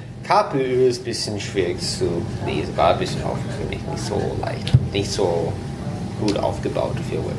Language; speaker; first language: German; non-native, fluent; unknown